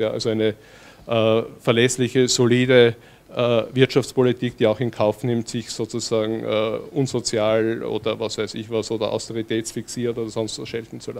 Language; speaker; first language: German; native; German